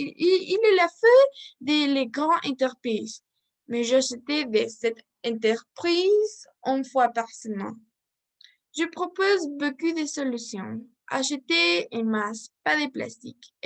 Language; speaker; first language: French; non-native, learner; Spanish